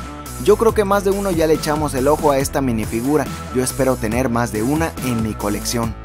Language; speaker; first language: Spanish; native; Spanish